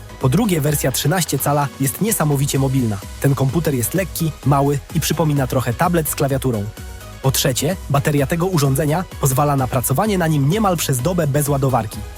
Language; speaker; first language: Polish; native; Polish